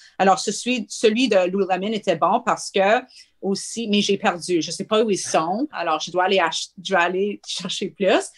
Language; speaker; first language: French; native; French